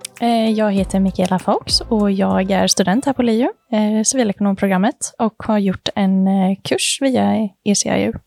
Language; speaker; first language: Swedish; native; Swedish